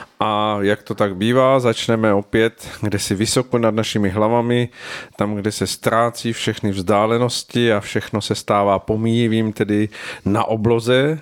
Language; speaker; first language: Czech; native; Czech